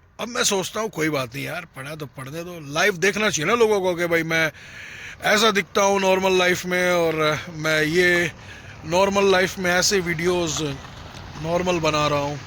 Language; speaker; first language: Hindi; native; Hindi